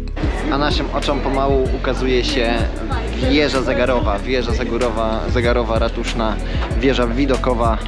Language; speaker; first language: Polish; native; Polish